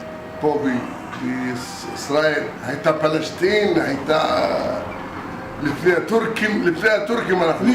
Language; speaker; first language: Hebrew; non-native, local second language; Arabic